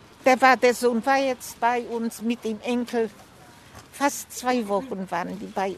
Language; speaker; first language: German; non-native, fluent; Polish